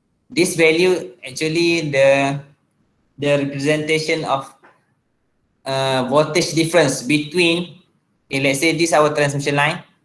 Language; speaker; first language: English; non-native, local second language; Malay